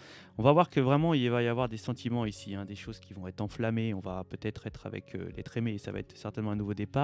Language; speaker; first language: French; native; French